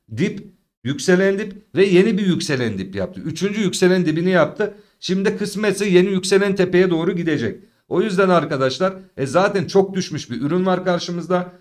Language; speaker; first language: Turkish; native; Turkish